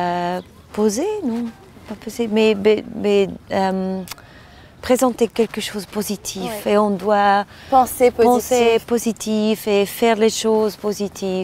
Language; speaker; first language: French; non-native, learner; German